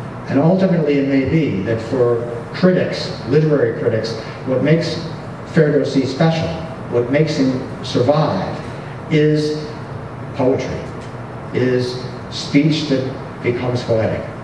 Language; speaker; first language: English; native; English